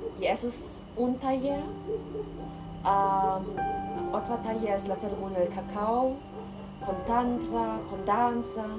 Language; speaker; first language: Spanish; non-native, learner; German